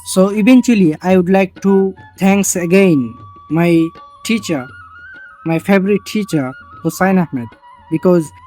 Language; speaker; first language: English; non-native, local second language; Bangla